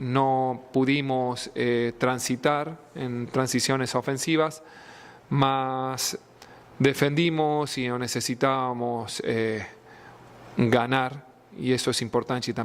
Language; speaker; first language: Spanish; non-native, fluent; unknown